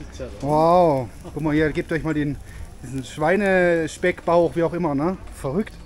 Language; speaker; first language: German; native; German